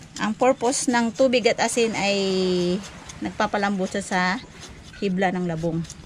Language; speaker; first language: Filipino; non-native, local second language; Cebuano